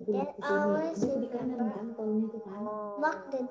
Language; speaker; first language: English; non-native, learner; Indonesian